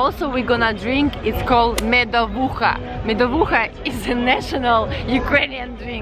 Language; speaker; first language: English; non-native, fluent; Ukrainian